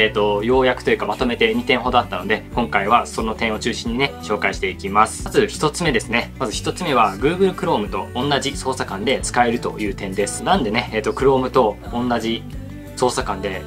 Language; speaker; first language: Japanese; native; Japanese